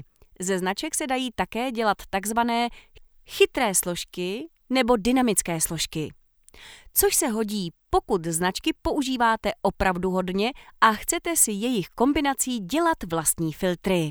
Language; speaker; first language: Czech; native; Czech